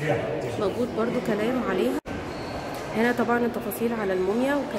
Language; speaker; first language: Arabic; native; Arabic